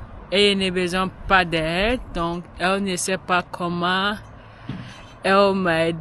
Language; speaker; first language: French; non-native, learner; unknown